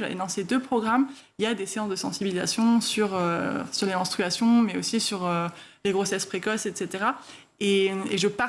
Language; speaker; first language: French; native; French